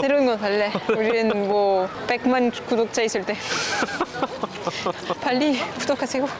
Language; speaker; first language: Korean; non-native, learner; French